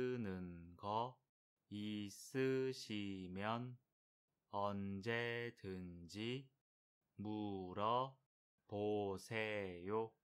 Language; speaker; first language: Korean; non-native, fluent; Vietnamese